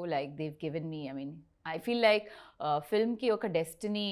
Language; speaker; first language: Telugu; non-native, learner; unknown